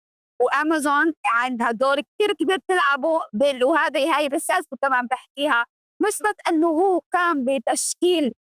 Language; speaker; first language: Arabic; early bilingual, heritage; Arabic